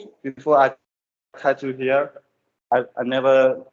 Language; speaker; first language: English; non-native, learner; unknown